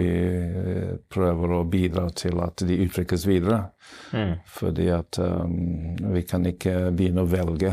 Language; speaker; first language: Norwegian; non-native, fluent; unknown